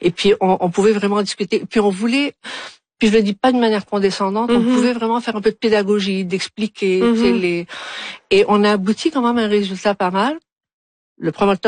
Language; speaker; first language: French; non-native, local second language; Arabic